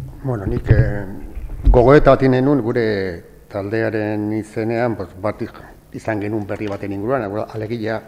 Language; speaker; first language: Basque; native; Basque